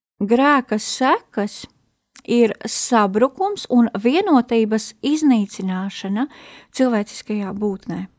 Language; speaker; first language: Latvian; native; Latvian